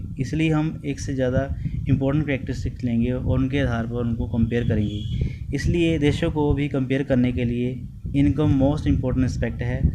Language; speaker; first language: Hindi; native; Hindi